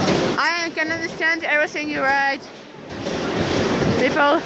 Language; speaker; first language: English; non-native, fluent; Ukrainian